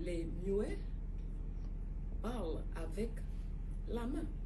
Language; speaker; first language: French; non-native, fluent; Igbo